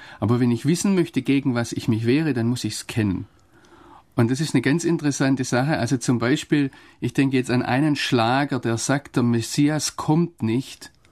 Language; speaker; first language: German; native; German